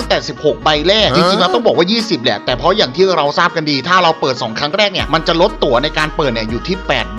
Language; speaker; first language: Thai; native; Thai